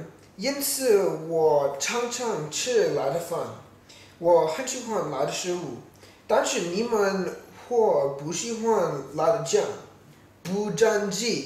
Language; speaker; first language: Chinese; non-native, learner; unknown